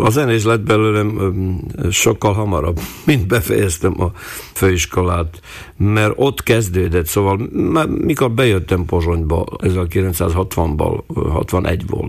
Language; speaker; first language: Hungarian; non-native, local second language; Slovak